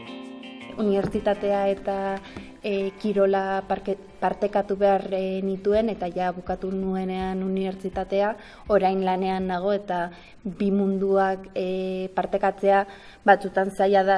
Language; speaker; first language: Basque; non-native, local second language; Spanish